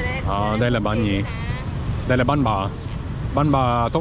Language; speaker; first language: Vietnamese; non-native, learner; English